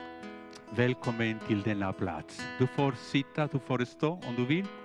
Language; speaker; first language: Swedish; non-native, fluent; Spanish